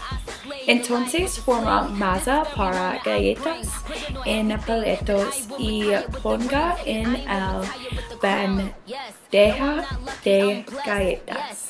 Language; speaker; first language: Spanish; non-native, learner; English